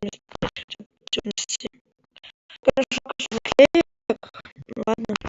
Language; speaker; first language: Russian; native; Russian